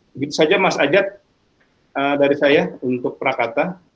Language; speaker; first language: Malay; native; Malay